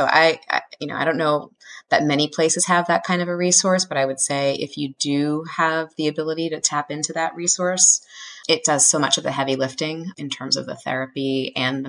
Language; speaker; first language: English; native; English